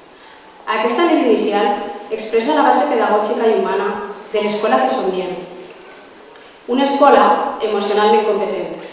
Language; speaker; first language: Catalan; native; Catalan